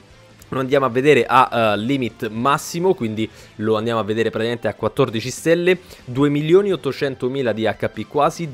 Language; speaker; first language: Italian; native; Italian